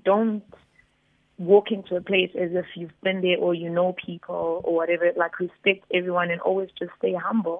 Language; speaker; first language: English; non-native, local second language; Zulu